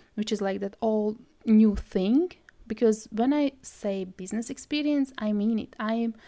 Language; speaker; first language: English; non-native, fluent; Latvian